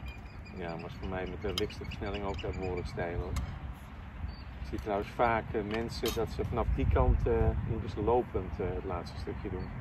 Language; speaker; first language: Dutch; native; Dutch